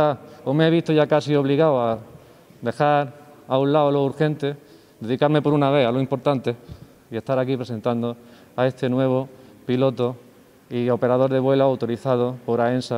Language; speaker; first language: Spanish; native; Spanish